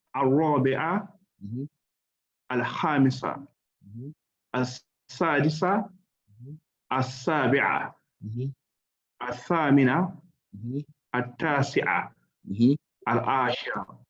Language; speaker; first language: Arabic; non-native, learner; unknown